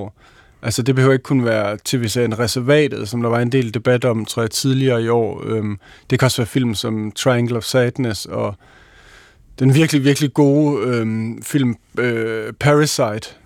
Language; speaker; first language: Danish; native; Danish